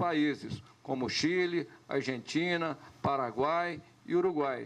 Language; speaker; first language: Portuguese; native; Portuguese